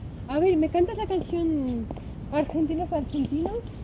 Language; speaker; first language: Spanish; native; Spanish